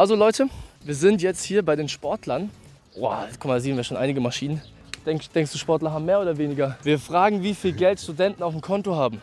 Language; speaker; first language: German; native; German